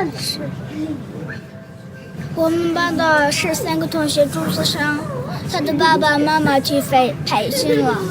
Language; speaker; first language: Chinese; non-native, local second language; Uyghur